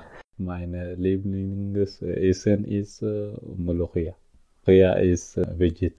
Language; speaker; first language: German; non-native, learner; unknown